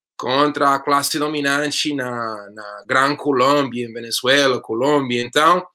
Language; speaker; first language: Portuguese; non-native, fluent; English